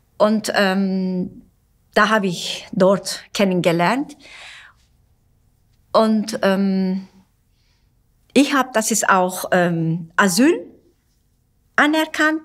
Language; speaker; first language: German; non-native, learner; Turkish